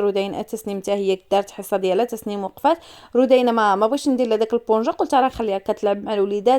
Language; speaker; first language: Arabic; native; Arabic